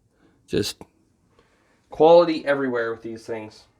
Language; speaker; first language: English; native; English